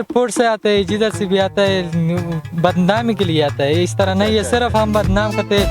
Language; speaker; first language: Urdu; non-native, local second language; Pashto